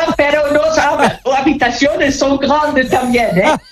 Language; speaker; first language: Spanish; non-native, learner; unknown